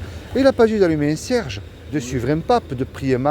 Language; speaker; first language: French; native; French